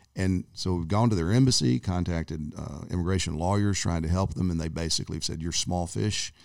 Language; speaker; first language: English; native; English